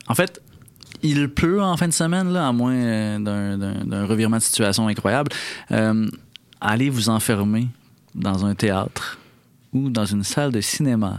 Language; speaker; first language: French; native; French